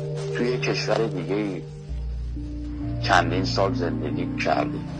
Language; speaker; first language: Persian; native; Persian